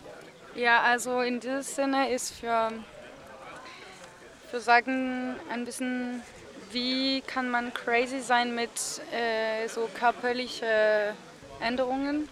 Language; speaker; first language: German; non-native, fluent; French